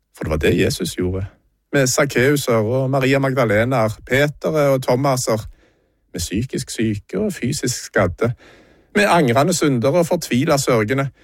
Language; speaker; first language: Norwegian; native; Norwegian